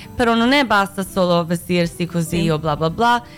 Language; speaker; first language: Italian; non-native, fluent; Croatian